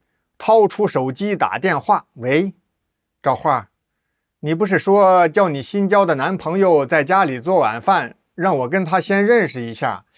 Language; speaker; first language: Chinese; native; Chinese